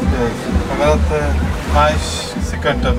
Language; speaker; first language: Spanish; non-native, learner; Malayalam